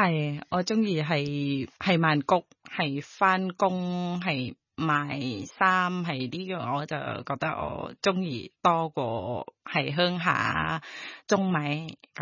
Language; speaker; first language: Cantonese; non-native, fluent; Thai